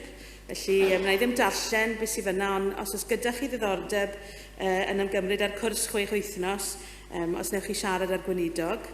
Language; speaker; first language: Welsh; native; Welsh